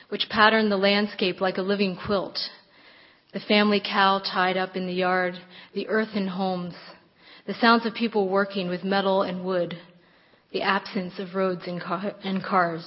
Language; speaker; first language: English; native; English